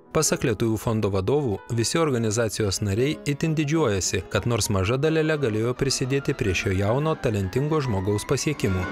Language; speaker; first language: Lithuanian; native; Lithuanian